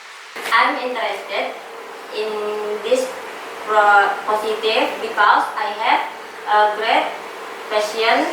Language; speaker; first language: English; non-native, learner; Indonesian